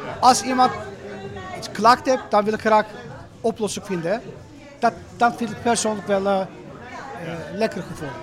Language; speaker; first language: Dutch; non-native, learner; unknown